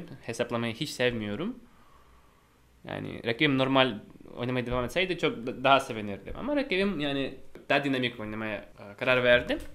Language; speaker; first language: Turkish; non-native, fluent; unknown